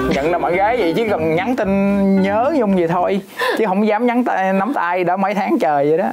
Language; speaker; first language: Vietnamese; native; Vietnamese